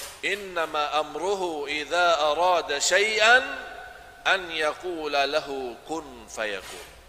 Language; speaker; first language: Malay; non-native, fluent; Arabic